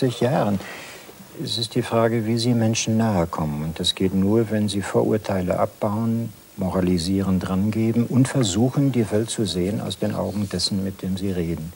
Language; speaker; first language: German; native; German